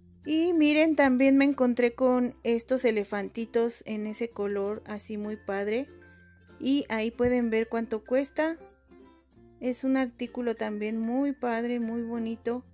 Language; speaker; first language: Spanish; native; Spanish